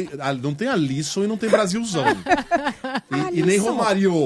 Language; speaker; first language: Portuguese; native; Portuguese